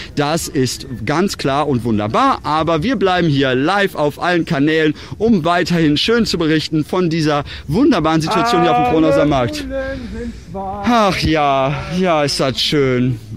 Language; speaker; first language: German; native; German